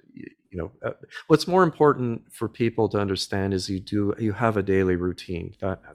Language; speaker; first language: English; native; English